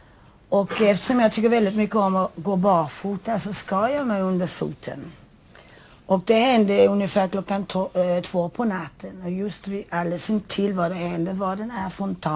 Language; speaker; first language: Swedish; native; Swedish